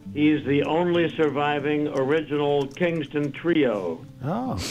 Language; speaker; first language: English; native; English